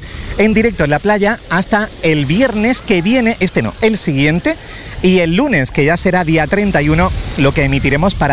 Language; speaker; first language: Spanish; native; Spanish